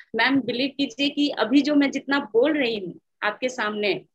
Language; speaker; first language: Hindi; native; Hindi